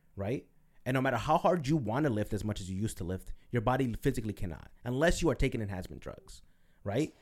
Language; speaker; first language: English; early bilingual, other home language; Spanish